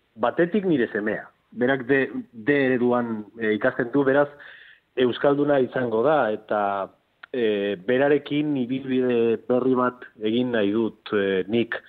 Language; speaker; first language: Basque; early bilingual, other home language; Galician